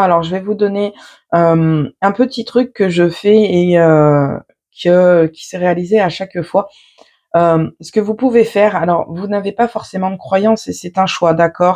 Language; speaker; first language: French; native; French